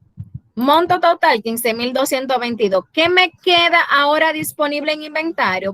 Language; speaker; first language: Spanish; native; Spanish